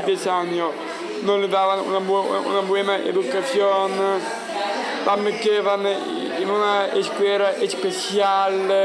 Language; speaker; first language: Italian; non-native, learner; Spanish